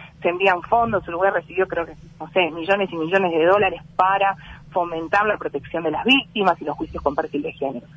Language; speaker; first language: Spanish; native; Spanish